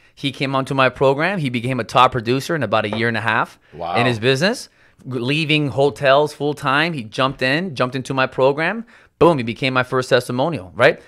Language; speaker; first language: Spanish; non-native, local second language; English